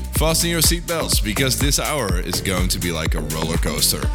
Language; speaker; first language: English; non-native, fluent; Dutch